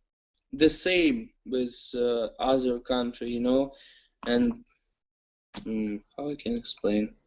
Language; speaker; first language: English; non-native, learner; Ukrainian